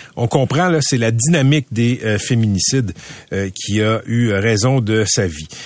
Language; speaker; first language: French; native; French